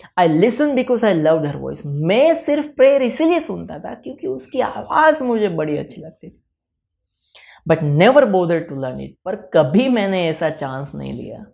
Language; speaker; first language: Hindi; non-native, local second language; Gujarati